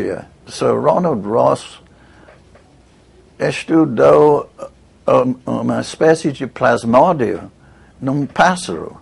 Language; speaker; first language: Portuguese; non-native, fluent; English